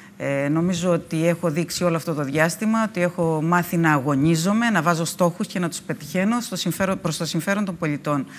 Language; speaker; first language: Greek; native; Greek